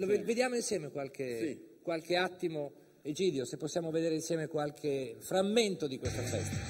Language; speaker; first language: Italian; native; Italian